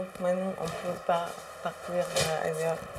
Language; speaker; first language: French; non-native, fluent; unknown